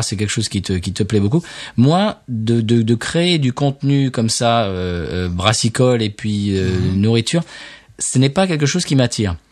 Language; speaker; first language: French; native; French